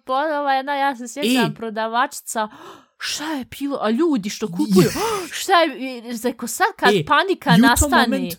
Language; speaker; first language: Bosnian; early bilingual, heritage; Bosnian